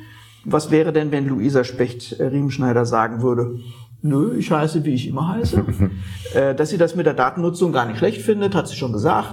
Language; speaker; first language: German; native; German